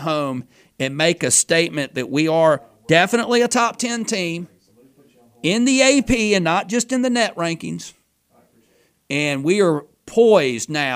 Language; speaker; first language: English; native; English